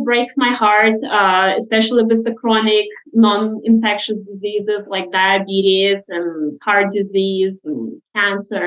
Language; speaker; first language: English; non-native, fluent; Russian